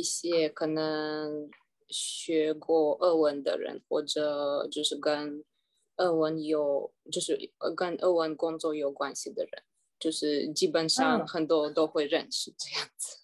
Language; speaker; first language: Chinese; non-native, fluent; Russian